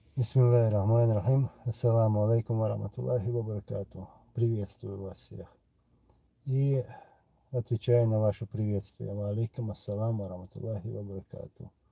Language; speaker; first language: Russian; non-native, local second language; Chechen